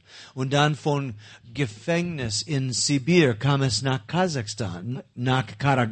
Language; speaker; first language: German; non-native, learner; English